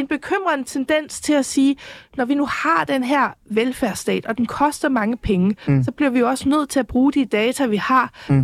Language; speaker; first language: Danish; native; Danish